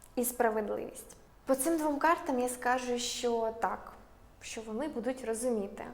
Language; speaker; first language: Ukrainian; non-native, local second language; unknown